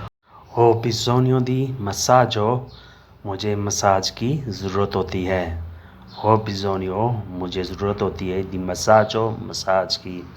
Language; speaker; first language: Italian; non-native, learner; Urdu